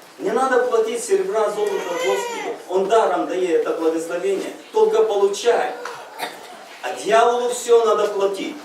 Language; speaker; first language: Russian; non-native, local second language; Uzbek